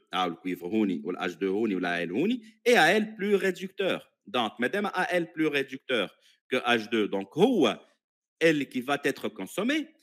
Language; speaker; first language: French; non-native, local second language; Arabic